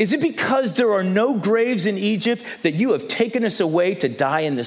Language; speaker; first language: English; native; English